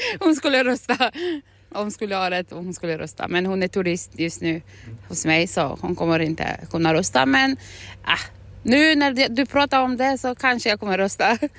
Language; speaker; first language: Swedish; non-native, fluent; Albanian